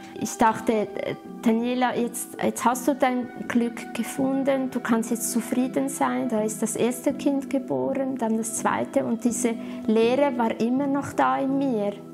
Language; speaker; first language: German; early bilingual, other home language; Italian